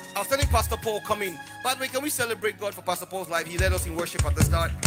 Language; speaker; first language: English; non-native, local second language; Yoruba